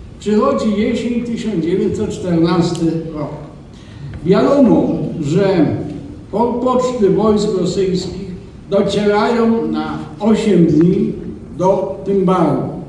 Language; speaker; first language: Polish; native; Polish